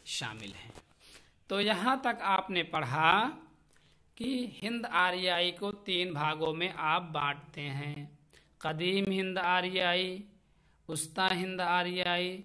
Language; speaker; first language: Hindi; native; Hindi